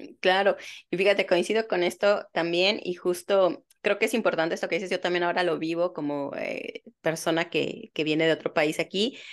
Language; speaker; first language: Spanish; native; Spanish